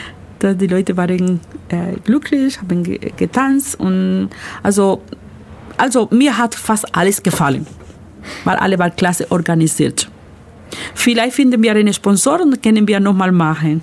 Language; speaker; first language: German; non-native, learner; Spanish